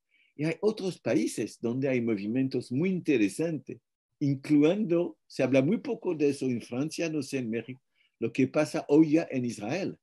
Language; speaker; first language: Spanish; non-native, fluent; French